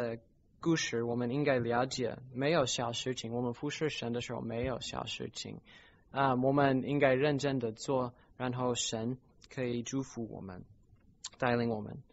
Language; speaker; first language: Chinese; non-native, fluent; English